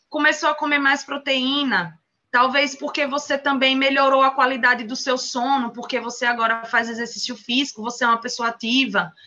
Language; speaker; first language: Portuguese; native; Portuguese